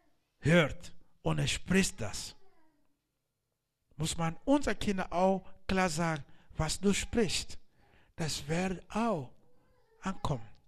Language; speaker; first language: German; non-native, learner; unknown